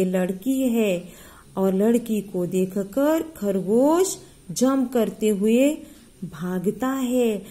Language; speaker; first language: Hindi; non-native, local second language; Marathi